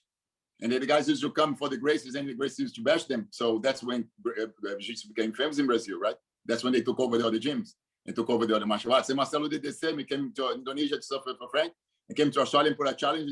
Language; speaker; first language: English; non-native, fluent; Portuguese